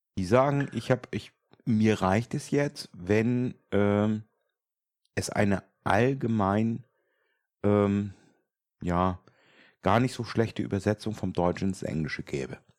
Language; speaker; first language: German; native; German